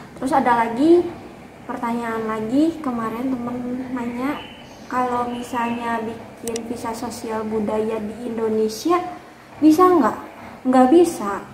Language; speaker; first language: Indonesian; native; Indonesian